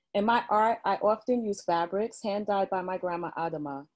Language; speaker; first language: English; native; English